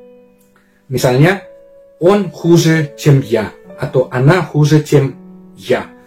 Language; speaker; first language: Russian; non-native, fluent; Indonesian